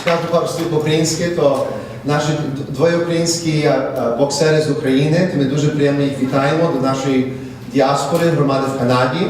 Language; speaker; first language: Ukrainian; early bilingual, heritage; Ukrainian